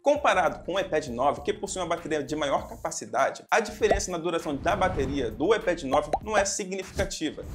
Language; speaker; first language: Portuguese; native; Portuguese